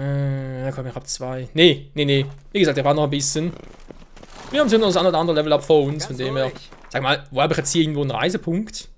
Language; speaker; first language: German; native; German